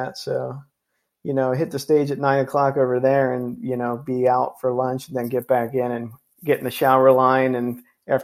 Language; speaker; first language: English; native; English